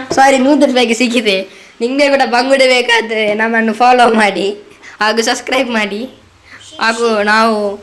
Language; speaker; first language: Kannada; non-native, local second language; Tulu